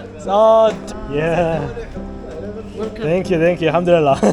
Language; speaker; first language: English; non-native, learner; Korean